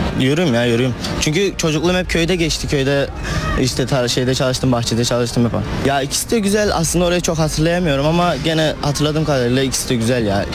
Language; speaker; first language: Turkish; early bilingual, other home language; Arabic